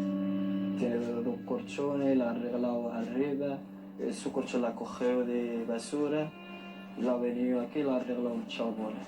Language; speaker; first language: Spanish; non-native, learner; Arabic